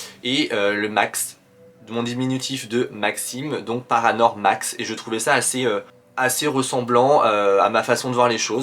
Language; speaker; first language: French; native; French